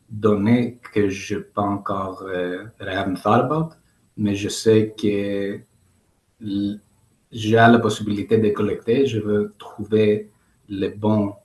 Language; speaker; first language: French; non-native, learner; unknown